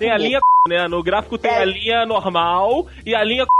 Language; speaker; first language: Portuguese; native; Portuguese